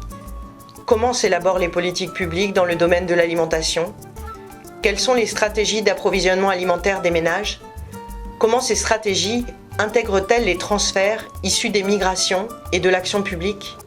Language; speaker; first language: French; native; French